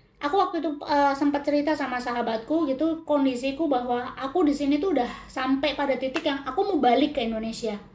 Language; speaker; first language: Indonesian; native; Indonesian